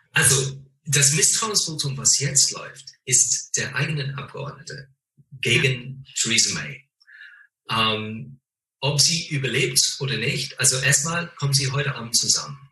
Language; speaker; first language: German; non-native, fluent; English